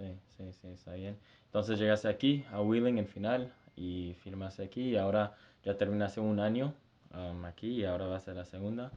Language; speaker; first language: Spanish; early bilingual, heritage; Spanish